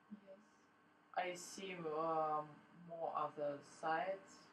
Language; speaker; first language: English; non-native, learner; Russian